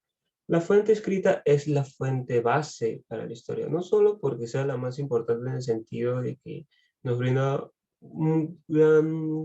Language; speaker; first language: Spanish; native; Spanish